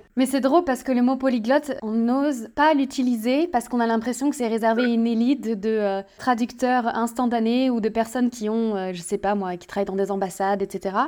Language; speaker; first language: French; native; French